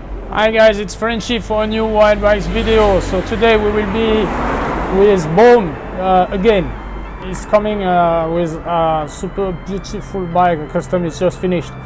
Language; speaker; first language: English; non-native, fluent; French